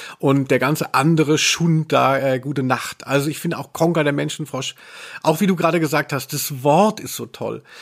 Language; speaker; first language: German; native; German